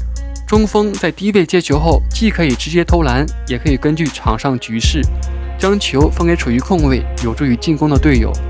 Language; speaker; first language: Chinese; native; Chinese